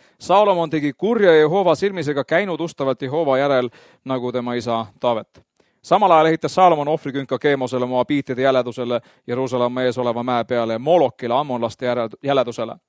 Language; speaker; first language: Estonian; native; Estonian